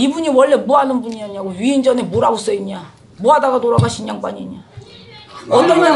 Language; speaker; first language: Korean; native; Korean